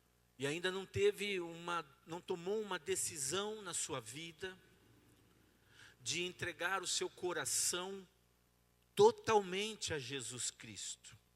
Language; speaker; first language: Portuguese; native; Portuguese